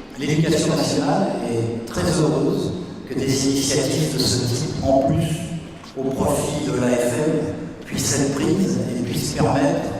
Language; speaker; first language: French; native; French